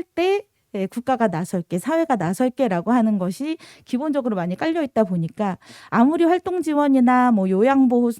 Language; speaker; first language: Korean; native; Korean